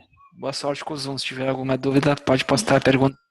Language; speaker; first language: Portuguese; native; Portuguese